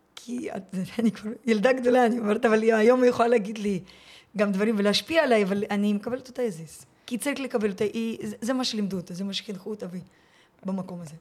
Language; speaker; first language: Hebrew; early bilingual, other home language; Russian